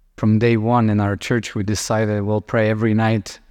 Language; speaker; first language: English; non-native, fluent; Lithuanian